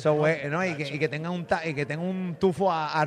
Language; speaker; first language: Spanish; native; Spanish